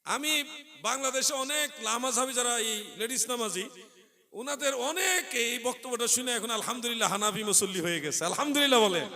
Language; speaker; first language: Bangla; native; Bangla